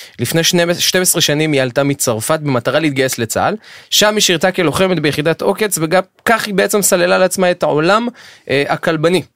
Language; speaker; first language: Hebrew; native; Hebrew